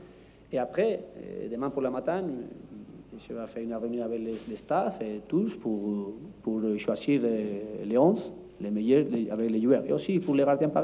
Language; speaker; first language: French; non-native, learner; Spanish